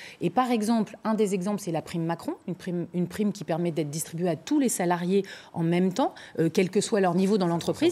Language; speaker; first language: French; native; French